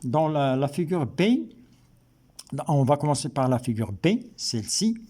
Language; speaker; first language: French; non-native, local second language; Arabic